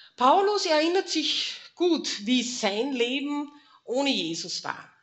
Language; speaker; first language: German; native; German